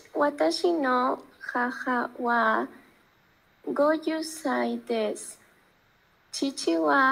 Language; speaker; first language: Japanese; non-native, learner; Spanish